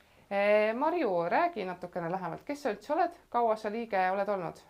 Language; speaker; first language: Estonian; native; Estonian